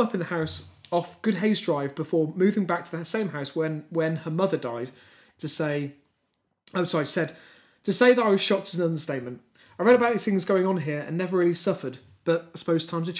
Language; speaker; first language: English; native; English